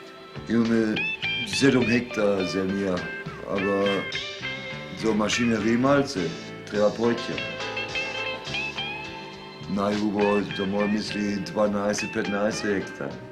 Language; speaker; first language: Macedonian; non-native, learner; German